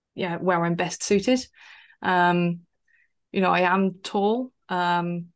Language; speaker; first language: English; native; English